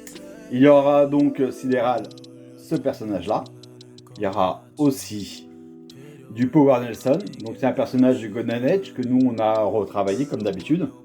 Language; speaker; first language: French; native; French